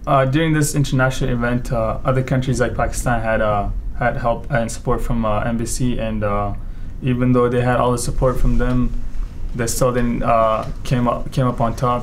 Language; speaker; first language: English; early bilingual, other home language; Pashto